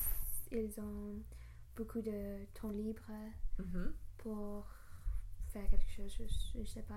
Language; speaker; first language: French; non-native, learner; English